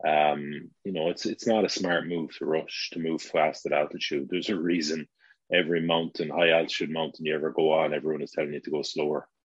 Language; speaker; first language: English; native; English